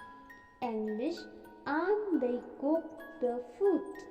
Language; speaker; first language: English; non-native, local second language; Khasi